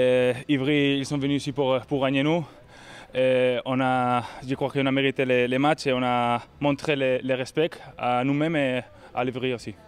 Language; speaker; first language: French; non-native, learner; Spanish